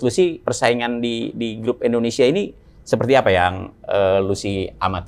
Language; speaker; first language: Indonesian; native; Indonesian